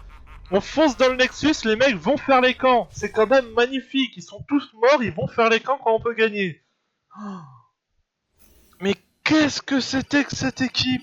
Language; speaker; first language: French; native; French